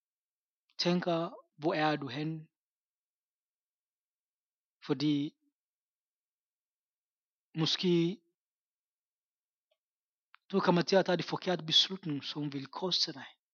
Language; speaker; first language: Danish; non-native, fluent; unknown